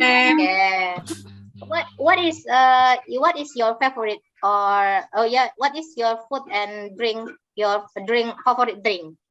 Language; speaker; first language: English; non-native, fluent; Indonesian